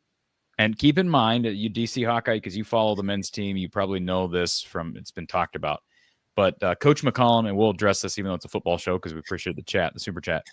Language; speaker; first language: English; native; English